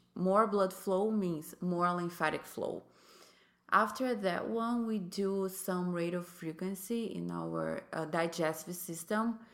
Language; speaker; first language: English; non-native, fluent; Portuguese